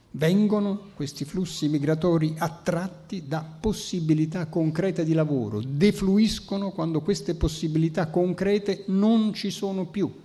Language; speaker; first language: Italian; native; Italian